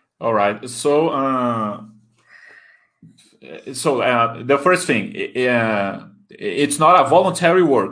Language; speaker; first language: English; non-native, fluent; Portuguese